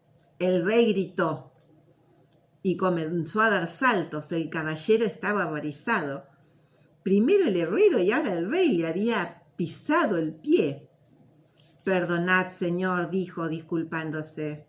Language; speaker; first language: Spanish; native; Spanish